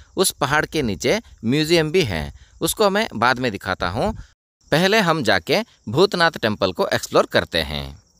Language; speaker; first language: Hindi; non-native, local second language; Kannada